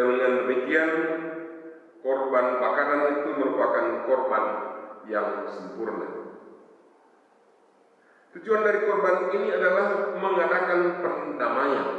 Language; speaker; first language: Indonesian; native; Indonesian